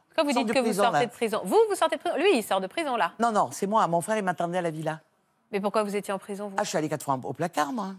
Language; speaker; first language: French; native; French